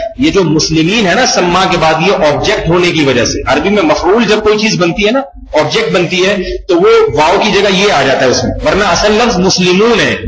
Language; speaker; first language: Urdu; native; Urdu